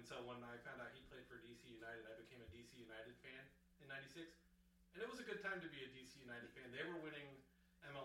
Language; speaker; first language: English; native; English